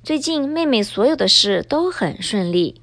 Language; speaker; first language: Chinese; early bilingual, heritage; Chinese